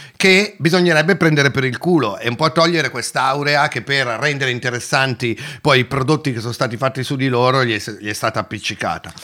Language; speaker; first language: Italian; native; Italian